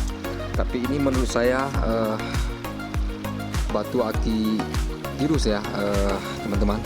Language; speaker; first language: Indonesian; non-native, local second language; Achinese